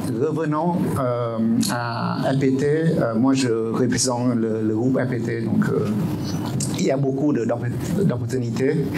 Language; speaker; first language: French; non-native, fluent; Vietnamese